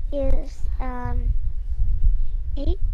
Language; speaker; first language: English; non-native, learner; Vietnamese